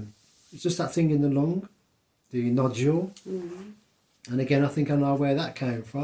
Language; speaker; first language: English; native; English